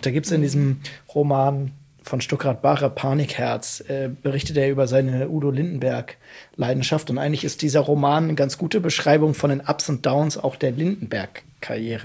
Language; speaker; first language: German; native; German